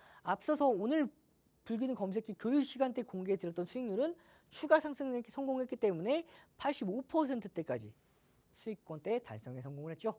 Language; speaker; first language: Korean; native; Korean